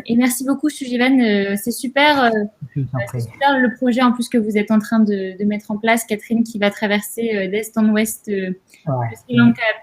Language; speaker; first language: French; native; French